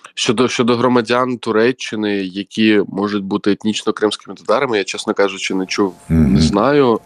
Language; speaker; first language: Ukrainian; non-native, local second language; Crimean Tatar